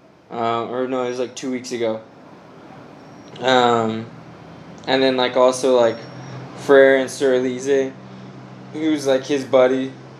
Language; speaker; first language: English; native; English